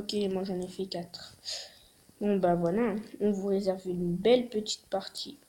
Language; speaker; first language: French; native; French